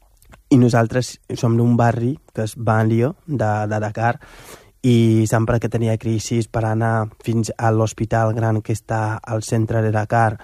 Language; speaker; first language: Catalan; non-native, fluent; Wolof